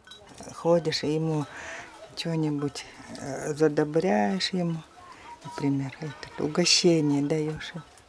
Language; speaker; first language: Russian; native; Russian